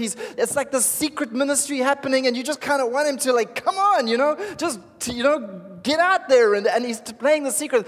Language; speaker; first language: English; native; English